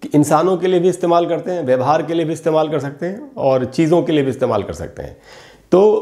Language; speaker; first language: Hindi; native; Hindi